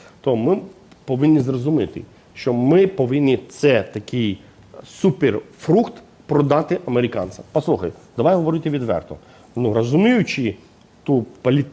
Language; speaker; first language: Ukrainian; non-native, fluent; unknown